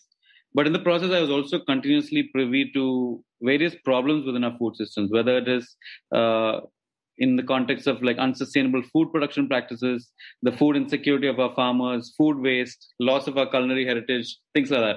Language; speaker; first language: English; non-native, local second language; Malayalam